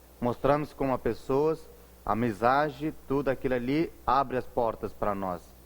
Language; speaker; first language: Portuguese; non-native, fluent; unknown